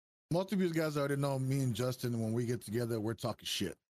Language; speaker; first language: English; early bilingual, other home language; Spanish